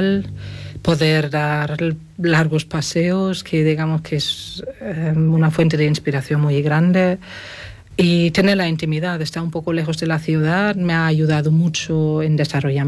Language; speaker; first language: Spanish; non-native, fluent; German